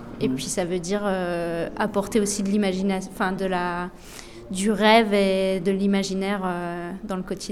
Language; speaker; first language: French; native; French